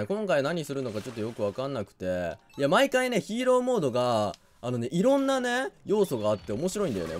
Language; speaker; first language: Japanese; native; Japanese